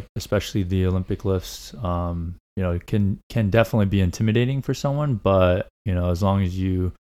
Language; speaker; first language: English; native; English